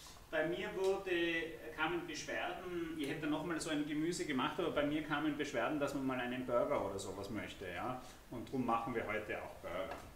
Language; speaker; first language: German; native; German